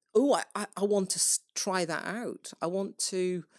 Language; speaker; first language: English; native; English